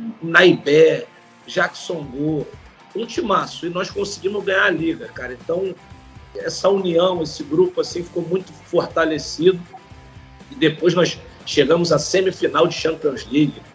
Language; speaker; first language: Portuguese; native; Portuguese